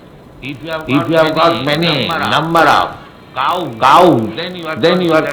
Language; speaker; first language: English; non-native, local second language; Bangla